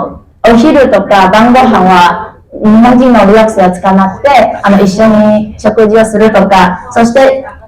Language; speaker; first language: Japanese; non-native, fluent; Chinese